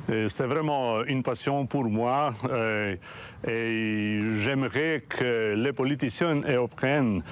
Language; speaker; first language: French; non-native, fluent; Slovenian